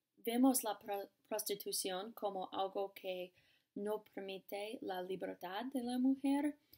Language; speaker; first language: Spanish; non-native, learner; English